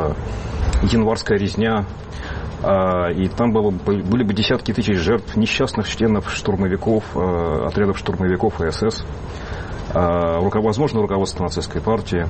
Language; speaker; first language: Russian; native; Russian